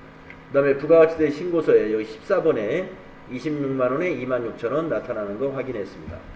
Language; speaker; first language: Korean; native; Korean